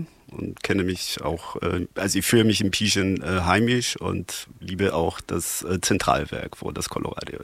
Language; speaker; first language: German; non-native, fluent; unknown